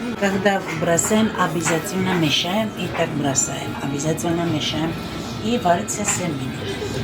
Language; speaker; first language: Russian; non-native, learner; Georgian